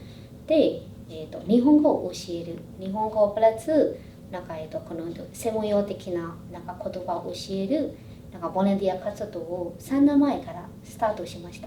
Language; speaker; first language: Japanese; non-native, fluent; Burmese